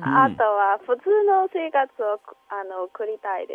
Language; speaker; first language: Japanese; non-native, learner; Chinese